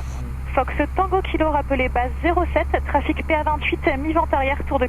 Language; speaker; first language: French; native; French